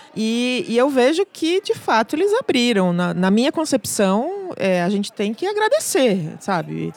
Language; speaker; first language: Portuguese; native; Portuguese